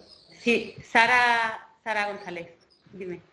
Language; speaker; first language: Spanish; native; Spanish